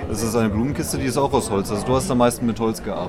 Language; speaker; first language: German; native; German